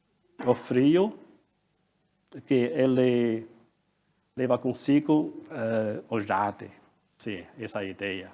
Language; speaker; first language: Portuguese; non-native, fluent; Chinese